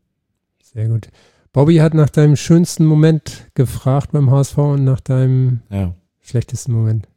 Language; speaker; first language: German; native; German